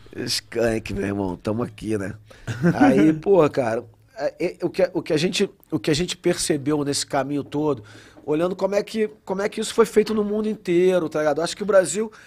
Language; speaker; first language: Portuguese; native; Portuguese